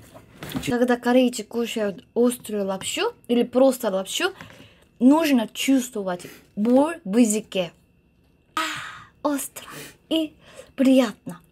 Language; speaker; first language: Russian; non-native, learner; Korean